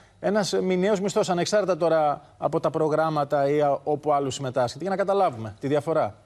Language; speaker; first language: Greek; native; Greek